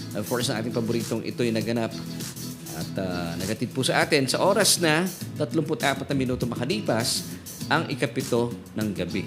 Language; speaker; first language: Filipino; native; Filipino